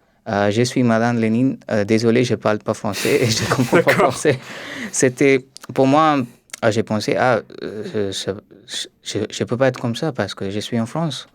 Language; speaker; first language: French; non-native, learner; Tamil